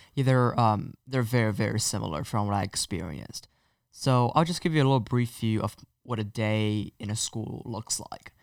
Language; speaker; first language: English; non-native, fluent; Chinese